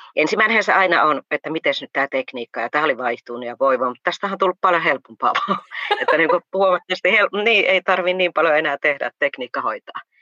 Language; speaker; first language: Finnish; native; Finnish